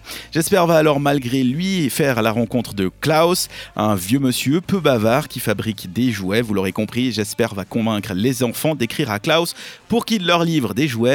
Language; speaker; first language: French; native; French